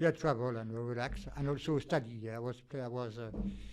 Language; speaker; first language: English; non-native, fluent; French